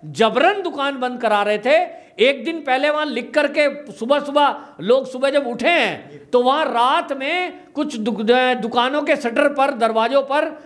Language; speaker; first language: Hindi; native; Hindi